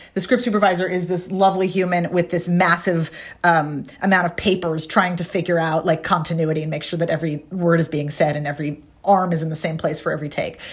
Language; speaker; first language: English; native; English